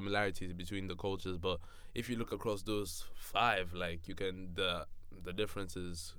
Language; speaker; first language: English; non-native, local second language; Yoruba